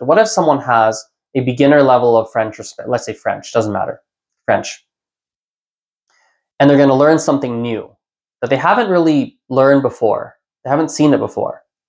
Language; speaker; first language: English; native; English